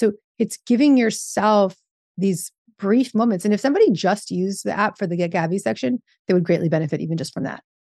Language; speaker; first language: English; native; English